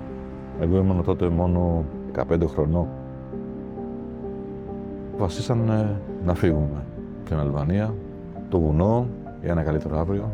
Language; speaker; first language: Greek; non-native, fluent; Albanian